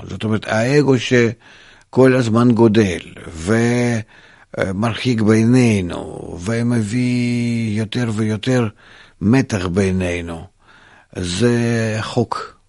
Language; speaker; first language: Hebrew; non-native, fluent; Russian